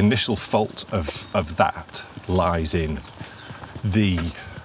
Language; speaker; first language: English; native; English